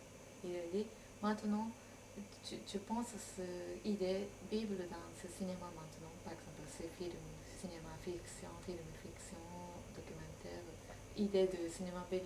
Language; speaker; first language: French; non-native, fluent; Japanese